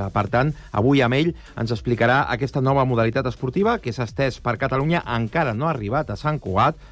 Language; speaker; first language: Catalan; native; Catalan